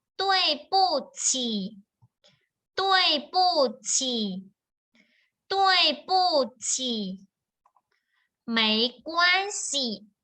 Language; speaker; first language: Chinese; non-native, fluent; Thai